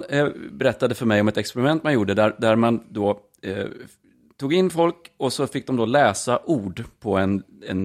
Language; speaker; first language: Swedish; native; Swedish